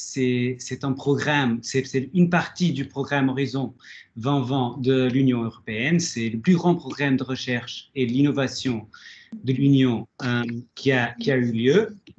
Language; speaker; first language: French; non-native, fluent; Portuguese